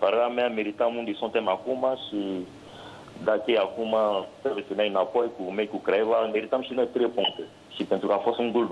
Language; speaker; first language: Romanian; non-native, learner; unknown